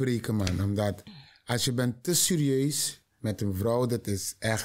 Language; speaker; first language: Dutch; non-native, learner; Papiamento